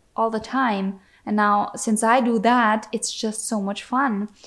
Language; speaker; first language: English; non-native, fluent; German